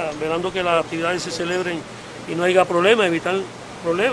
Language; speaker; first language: Spanish; native; Spanish